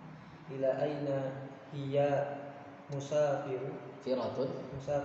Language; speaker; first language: Arabic; non-native, learner; Indonesian